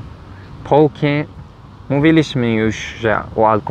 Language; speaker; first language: Polish; non-native, learner; Turkish